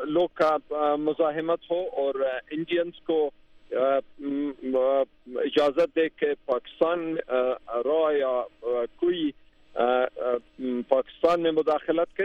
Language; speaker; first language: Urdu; non-native, fluent; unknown